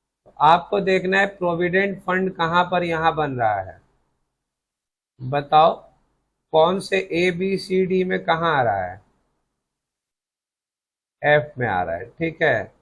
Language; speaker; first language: Hindi; native; Hindi